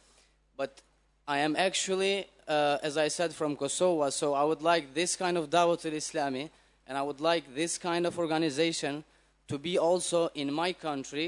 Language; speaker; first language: English; non-native, fluent; Albanian